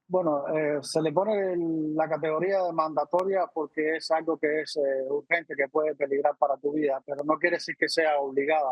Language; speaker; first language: Spanish; native; Spanish